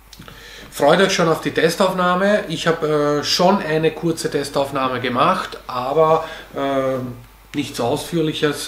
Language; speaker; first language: German; native; German